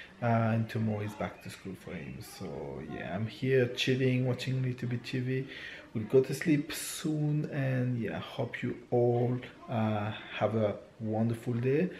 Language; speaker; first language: English; non-native, fluent; French